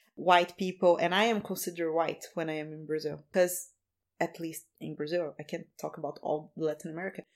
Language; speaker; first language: English; non-native, fluent; Portuguese